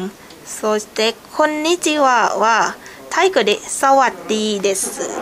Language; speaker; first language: Japanese; non-native, learner; Thai